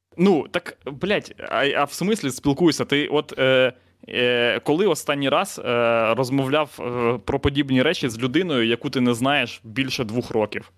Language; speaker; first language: Ukrainian; non-native, local second language; Russian